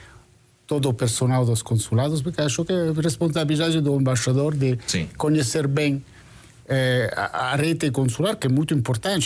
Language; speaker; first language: Portuguese; non-native, fluent; Italian